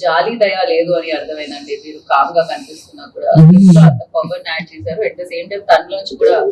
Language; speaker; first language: Telugu; native; Telugu